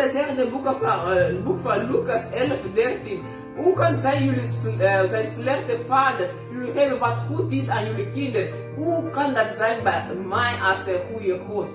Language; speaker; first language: Dutch; non-native, learner; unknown